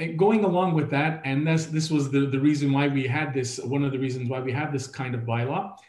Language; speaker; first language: English; native; English